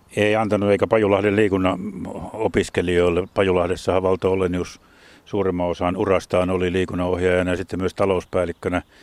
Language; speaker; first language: Finnish; native; Finnish